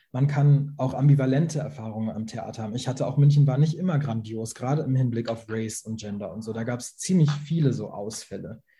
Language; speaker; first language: German; early bilingual, other home language; Persian